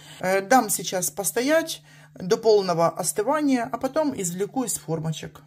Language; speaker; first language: Russian; native; Russian